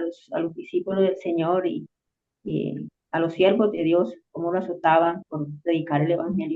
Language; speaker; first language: Spanish; native; Spanish